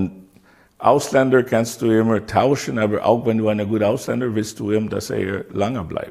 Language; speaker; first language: German; non-native, learner; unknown